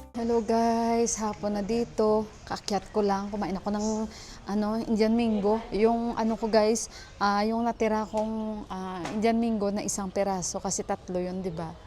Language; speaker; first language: Filipino; native; Filipino